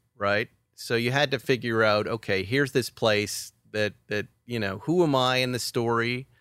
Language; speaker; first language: English; native; English